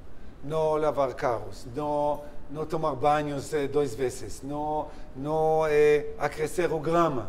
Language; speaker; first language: Portuguese; non-native, learner; Hebrew